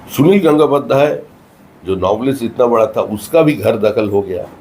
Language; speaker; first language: Hindi; non-native, local second language; Bangla